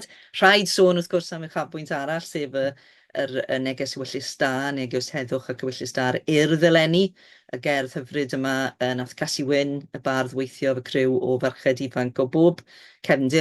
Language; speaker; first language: Welsh; native; Welsh